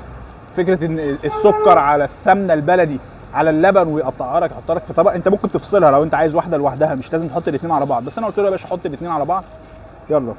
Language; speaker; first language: Arabic; native; Arabic